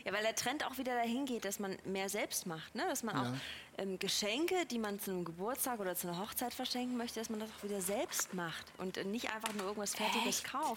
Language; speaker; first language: German; native; German